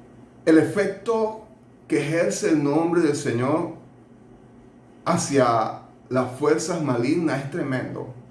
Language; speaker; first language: Spanish; native; Spanish